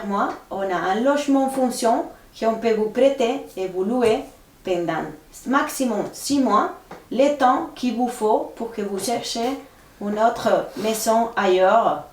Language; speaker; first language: French; non-native, fluent; Spanish